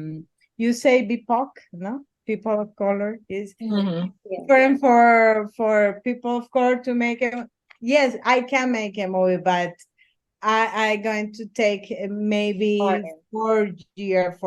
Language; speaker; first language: English; non-native, learner; Spanish